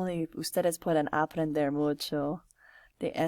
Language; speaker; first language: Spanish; non-native, fluent; English